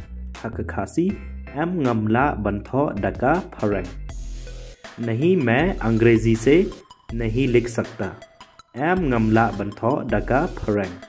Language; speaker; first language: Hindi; non-native, local second language; Khasi